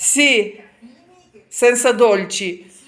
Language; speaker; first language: Italian; non-native, learner; Ukrainian